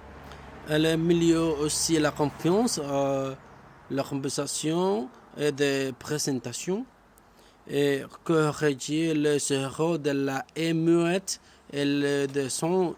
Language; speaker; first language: French; non-native, learner; Spanish